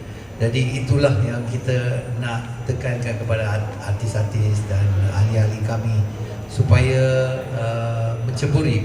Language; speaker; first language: Malay; native; Malay